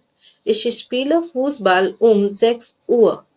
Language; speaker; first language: German; non-native, fluent; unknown